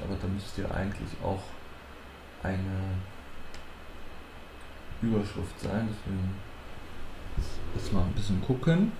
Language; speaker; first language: German; native; German